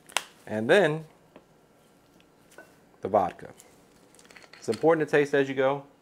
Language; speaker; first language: English; native; English